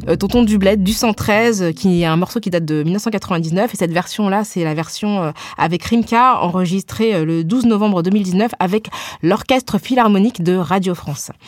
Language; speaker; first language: French; early bilingual, other home language; Wolof